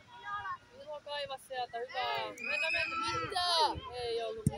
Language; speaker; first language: Finnish; native; Finnish